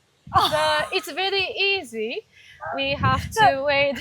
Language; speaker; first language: English; non-native, learner; Japanese